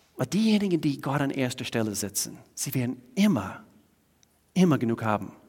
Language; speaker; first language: German; non-native, fluent; English